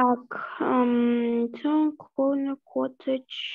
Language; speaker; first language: English; non-native, learner; Russian